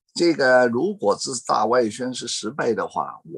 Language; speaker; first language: Chinese; non-native, fluent; Cantonese